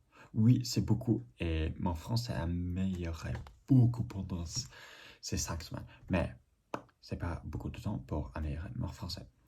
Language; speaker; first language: French; non-native, learner; English